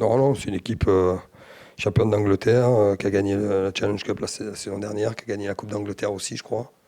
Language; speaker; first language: French; native; French